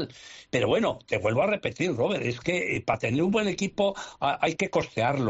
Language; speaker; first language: Spanish; native; Spanish